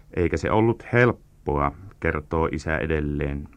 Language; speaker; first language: Finnish; native; Finnish